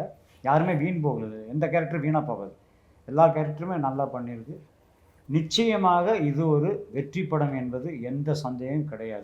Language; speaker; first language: Tamil; native; Tamil